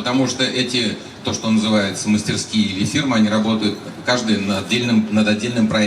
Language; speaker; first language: Russian; native; Russian